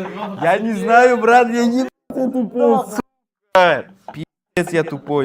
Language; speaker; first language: Russian; non-native, local second language; Uzbek